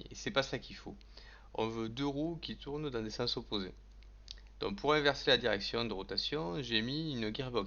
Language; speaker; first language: French; native; French